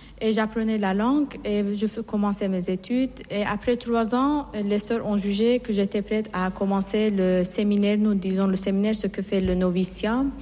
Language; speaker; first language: French; non-native, fluent; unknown